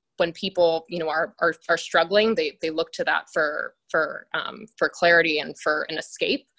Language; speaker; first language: English; native; English